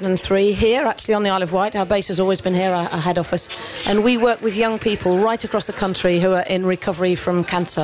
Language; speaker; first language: English; native; English